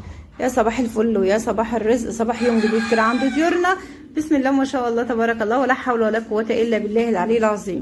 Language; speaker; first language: Arabic; native; Arabic